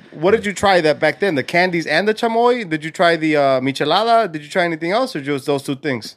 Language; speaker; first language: English; native; English